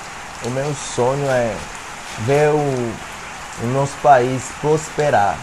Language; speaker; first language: Portuguese; non-native, fluent; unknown